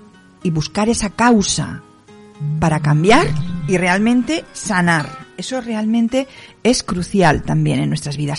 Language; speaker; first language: Spanish; native; Spanish